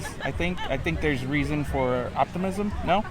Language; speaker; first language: English; native; English